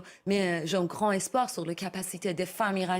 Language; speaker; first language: French; non-native, learner; Persian